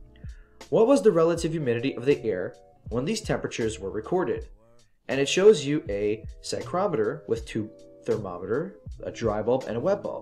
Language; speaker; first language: English; native; English